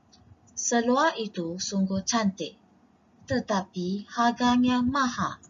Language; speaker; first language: Indonesian; non-native, local second language; Chinese